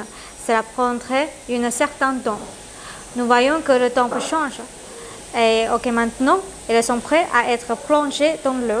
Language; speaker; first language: French; non-native, learner; Chinese